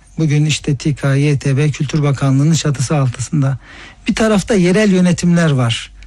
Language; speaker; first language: Turkish; native; Turkish